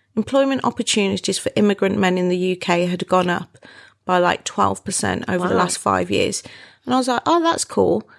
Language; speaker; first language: English; native; English